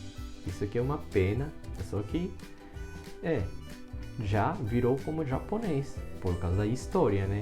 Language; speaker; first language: Portuguese; non-native, fluent; Japanese